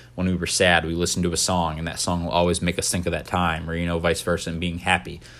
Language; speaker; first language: English; native; English